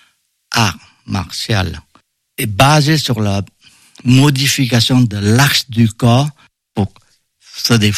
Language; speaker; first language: French; non-native, fluent; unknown